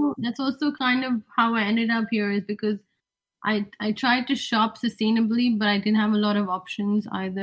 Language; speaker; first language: English; non-native, local second language; Hindi